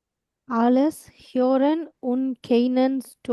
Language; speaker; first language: German; non-native, learner; Tamil